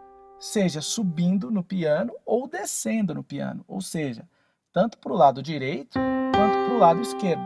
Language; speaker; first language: Portuguese; native; Portuguese